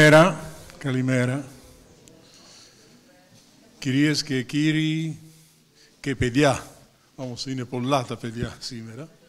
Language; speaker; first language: Greek; non-native, learner; Italian